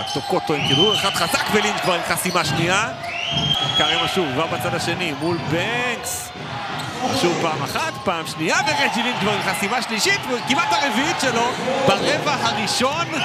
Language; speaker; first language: Hebrew; native; Hebrew